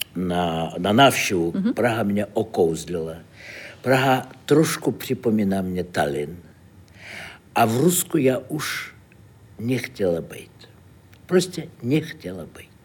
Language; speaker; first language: Czech; non-native, fluent; Russian